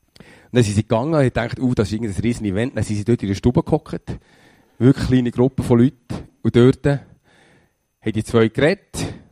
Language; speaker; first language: German; native; German